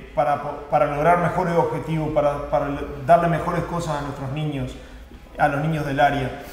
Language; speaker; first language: Spanish; native; Spanish